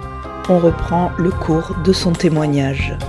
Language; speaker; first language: French; native; French